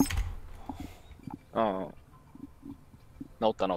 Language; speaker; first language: Japanese; native; Japanese